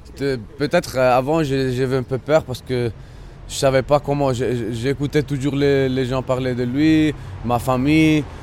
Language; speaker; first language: French; non-native, local second language; Spanish